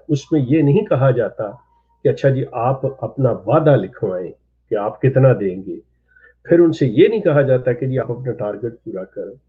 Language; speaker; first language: Urdu; native; Urdu